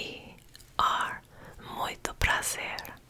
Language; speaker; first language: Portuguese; non-native, learner; English